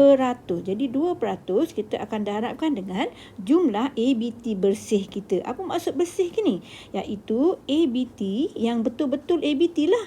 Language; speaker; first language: Malay; native; Malay